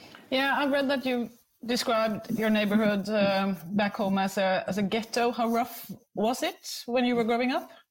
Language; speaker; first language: English; non-native, fluent; Norwegian